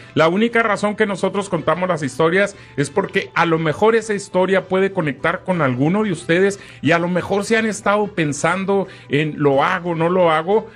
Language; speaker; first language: Spanish; native; Spanish